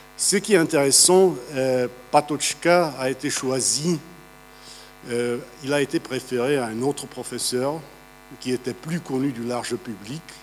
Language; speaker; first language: French; non-native, fluent; Czech